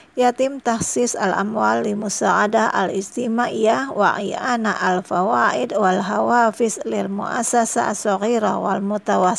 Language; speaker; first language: Arabic; non-native, fluent; Indonesian